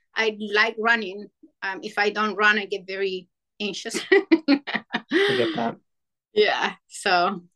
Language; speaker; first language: English; non-native, fluent; Spanish